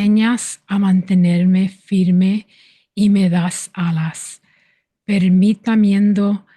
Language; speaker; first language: Spanish; early bilingual, heritage; Spanish